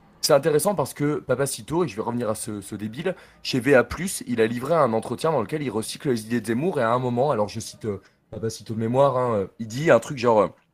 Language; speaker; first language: French; native; French